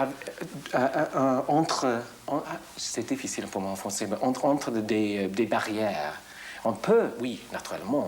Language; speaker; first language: French; non-native, fluent; English